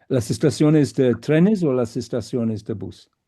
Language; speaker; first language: Spanish; non-native, fluent; English